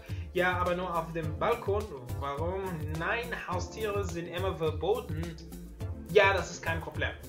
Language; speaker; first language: German; non-native, learner; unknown